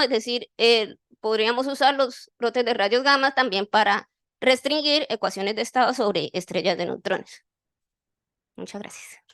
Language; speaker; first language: Spanish; native; Spanish